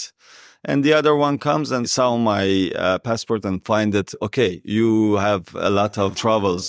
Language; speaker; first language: English; non-native, learner; Persian